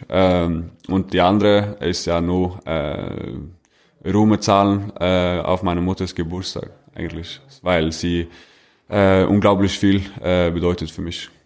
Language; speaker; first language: German; non-native, fluent; Norwegian